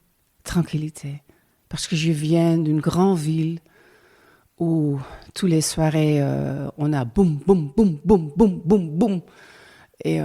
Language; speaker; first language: French; non-native, learner; Dutch